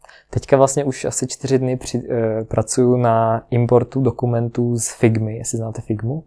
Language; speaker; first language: Czech; non-native, fluent; Ukrainian